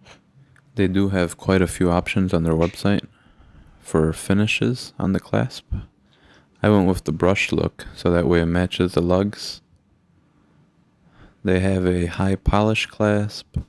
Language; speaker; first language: English; native; English